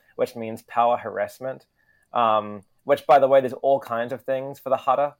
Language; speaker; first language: English; native; English